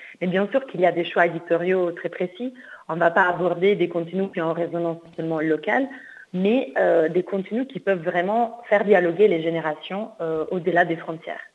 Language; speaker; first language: French; non-native, fluent; Italian